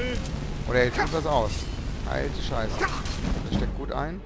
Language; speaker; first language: German; native; German